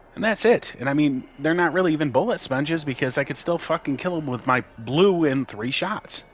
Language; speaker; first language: English; native; English